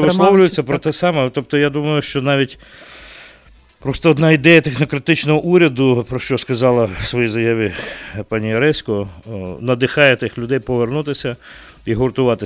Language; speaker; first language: Ukrainian; native; Ukrainian